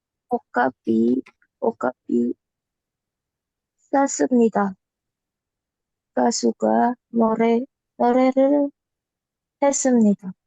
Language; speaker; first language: Korean; non-native, learner; Indonesian